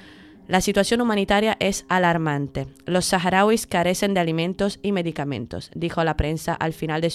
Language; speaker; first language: Spanish; native; Spanish